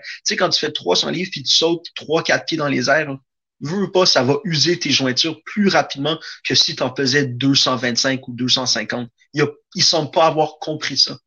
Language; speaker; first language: French; native; French